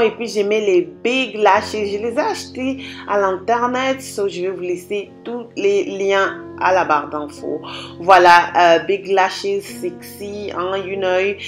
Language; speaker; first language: French; non-native, local second language; Lingala